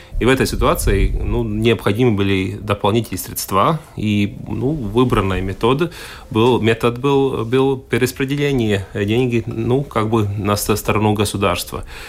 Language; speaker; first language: Russian; non-native, local second language; Latvian